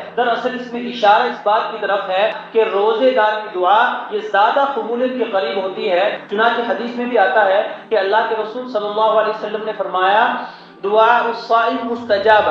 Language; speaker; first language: Urdu; native; Urdu